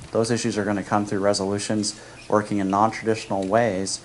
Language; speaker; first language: English; native; English